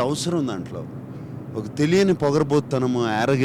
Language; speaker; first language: Telugu; native; Telugu